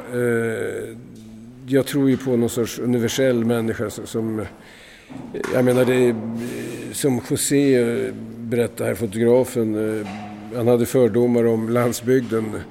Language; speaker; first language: Swedish; native; Swedish